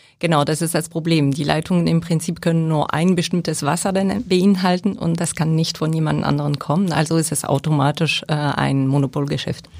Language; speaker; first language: German; non-native, fluent; French